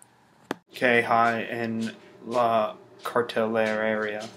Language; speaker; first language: Spanish; non-native, learner; English